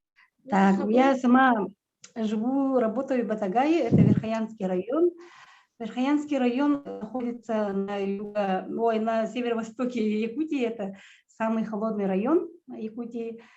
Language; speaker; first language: Russian; non-native, local second language; Yakut